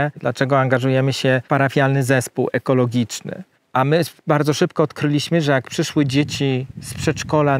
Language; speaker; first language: Polish; native; Polish